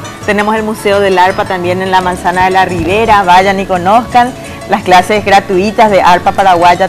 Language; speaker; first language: Spanish; native; Spanish